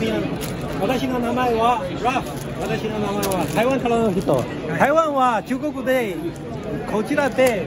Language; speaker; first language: Japanese; non-native, learner; Chinese